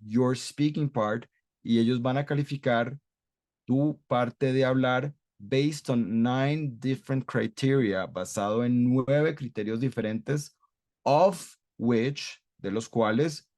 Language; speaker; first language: Spanish; non-native, fluent; English